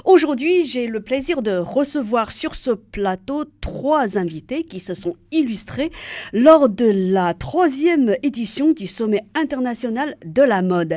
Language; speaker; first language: French; native; French